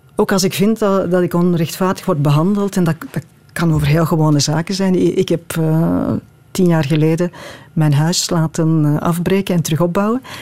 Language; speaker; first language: Dutch; native; Dutch